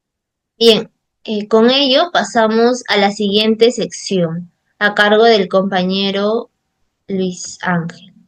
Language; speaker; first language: Spanish; native; Spanish